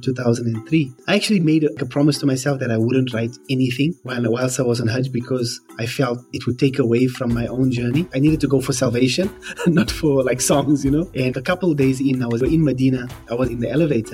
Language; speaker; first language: English; native; English